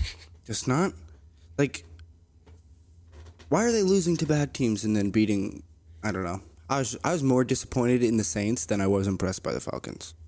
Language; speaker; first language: English; native; English